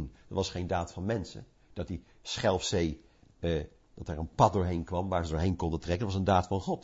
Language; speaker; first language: Dutch; native; Dutch